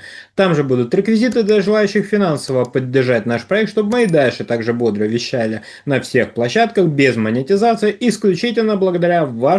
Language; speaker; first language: Russian; native; Russian